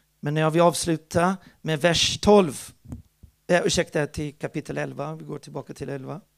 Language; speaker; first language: Swedish; non-native, fluent; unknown